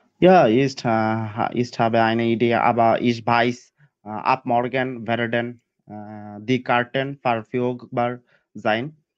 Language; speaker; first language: German; non-native, learner; Bangla